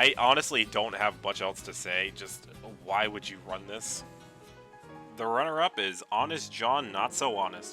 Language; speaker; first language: English; native; English